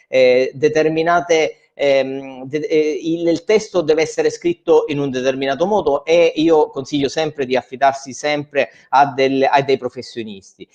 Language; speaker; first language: Italian; native; Italian